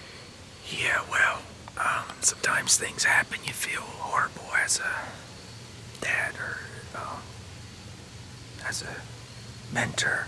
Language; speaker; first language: English; native; English